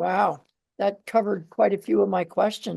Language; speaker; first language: English; native; English